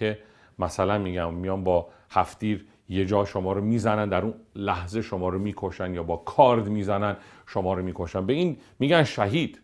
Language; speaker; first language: Persian; native; Persian